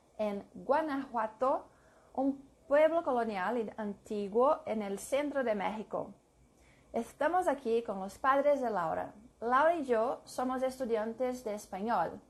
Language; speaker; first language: Spanish; non-native, learner; English